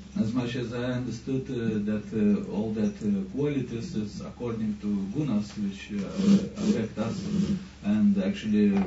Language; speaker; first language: English; non-native, fluent; Lithuanian